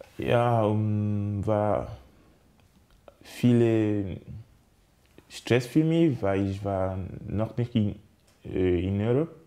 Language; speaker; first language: German; non-native, learner; French